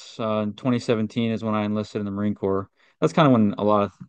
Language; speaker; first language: English; native; English